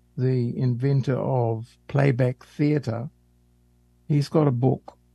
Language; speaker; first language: English; native; English